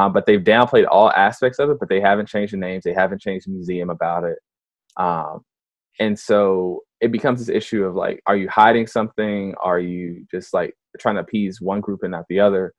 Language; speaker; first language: English; native; English